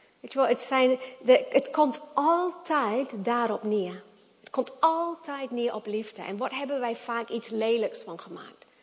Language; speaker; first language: Dutch; non-native, fluent; English